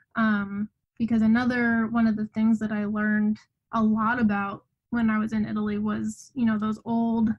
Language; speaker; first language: English; native; English